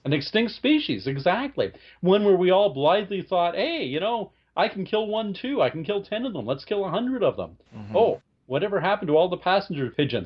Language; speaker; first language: English; native; English